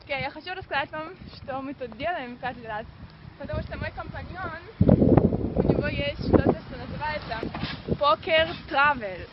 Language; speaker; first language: Russian; early bilingual, heritage; Russian